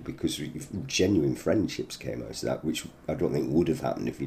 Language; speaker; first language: English; native; English